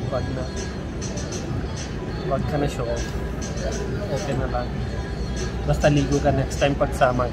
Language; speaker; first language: Filipino; non-native, learner; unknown